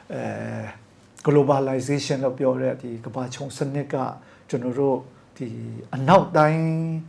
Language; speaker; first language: Burmese; non-native, local second language; Kachin